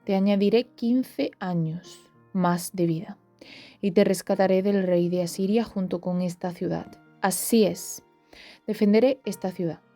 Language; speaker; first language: Spanish; native; Spanish